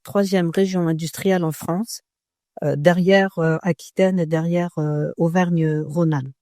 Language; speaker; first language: French; native; French